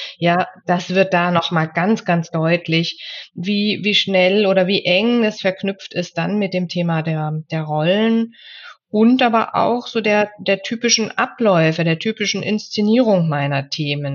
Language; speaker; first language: German; native; German